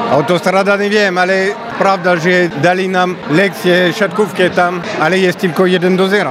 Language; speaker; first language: Polish; non-native, fluent; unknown